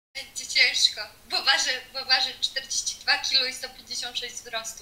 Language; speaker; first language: Polish; non-native, fluent; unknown